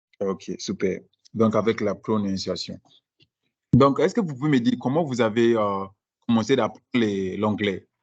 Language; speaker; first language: French; non-native, fluent; Akan